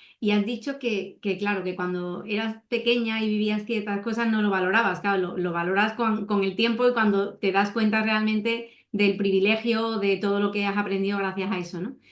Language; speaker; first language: Spanish; native; Spanish